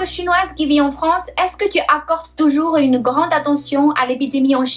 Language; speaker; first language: French; non-native, fluent; Chinese